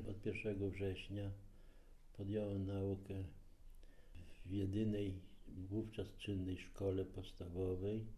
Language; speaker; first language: Polish; native; Polish